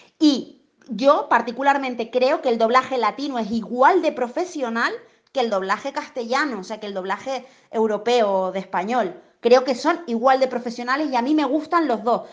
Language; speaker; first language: Spanish; native; Spanish